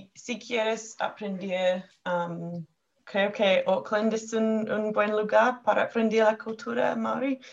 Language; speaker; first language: Spanish; non-native, learner; English